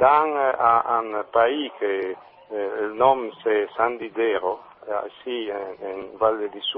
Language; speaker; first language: French; non-native, learner; Italian